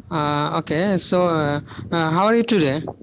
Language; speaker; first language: English; non-native, learner; Bangla